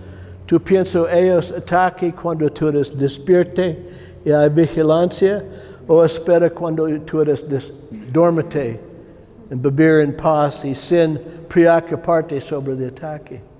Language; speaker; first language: Spanish; non-native, learner; English